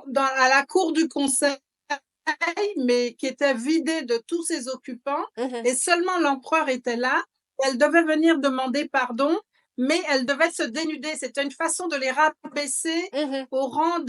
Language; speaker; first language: French; native; French